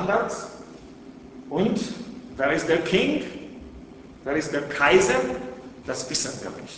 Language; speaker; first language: German; non-native, fluent; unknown